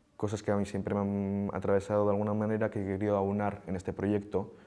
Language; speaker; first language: Spanish; native; Spanish